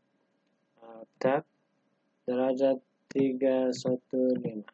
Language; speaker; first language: Indonesian; non-native, learner; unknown